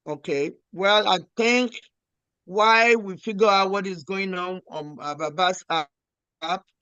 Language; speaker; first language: English; non-native, local second language; Yoruba